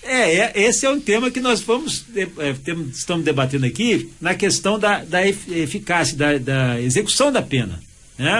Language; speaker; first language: Portuguese; native; Portuguese